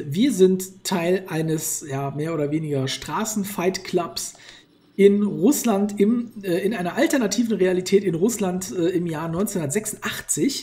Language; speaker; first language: German; native; German